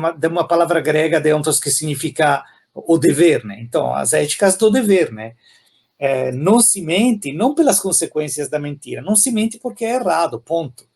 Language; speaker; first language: Portuguese; non-native, fluent; Italian